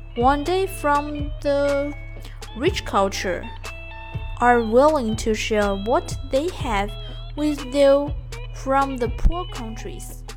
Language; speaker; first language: English; non-native, fluent; Chinese